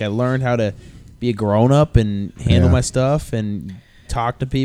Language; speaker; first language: English; native; English